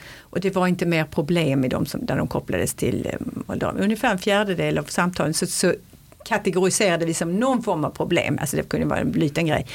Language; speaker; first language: Swedish; native; Swedish